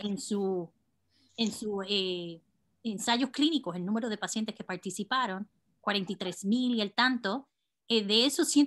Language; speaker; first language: Spanish; native; Spanish